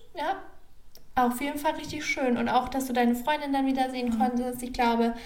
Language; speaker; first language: German; native; German